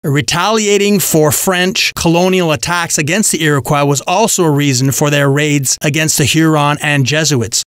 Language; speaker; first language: English; native; English